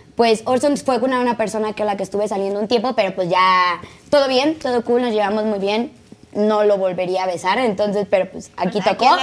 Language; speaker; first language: Spanish; native; Spanish